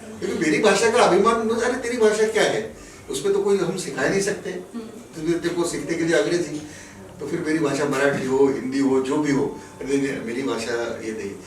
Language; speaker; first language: Hindi; non-native, local second language; Marathi